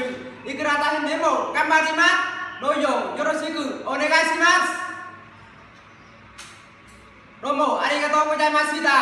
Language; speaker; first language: Japanese; non-native, learner; Vietnamese